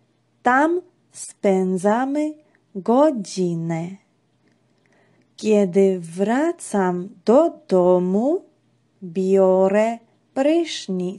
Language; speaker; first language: Polish; non-native, fluent; Georgian